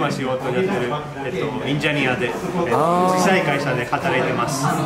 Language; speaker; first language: Japanese; non-native, learner; Spanish